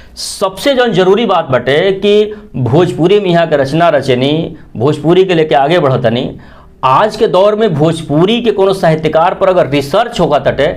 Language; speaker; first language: Bhojpuri; native; Bhojpuri